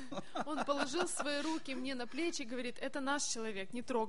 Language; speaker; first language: Russian; native; Russian